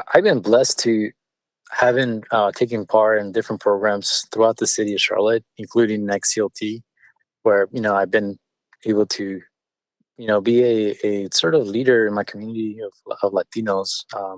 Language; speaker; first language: English; early bilingual, other home language; Spanish